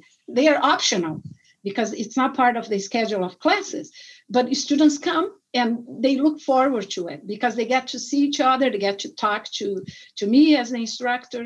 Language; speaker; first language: English; non-native, fluent; Portuguese